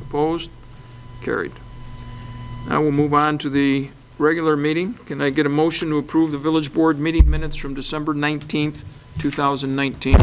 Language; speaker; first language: English; native; English